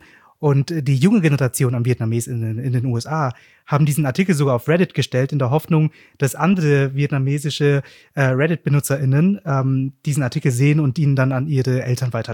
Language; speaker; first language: German; native; German